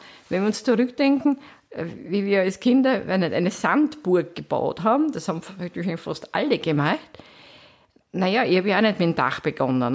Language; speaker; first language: German; native; German